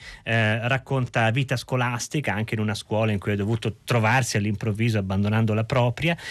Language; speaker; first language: Italian; native; Italian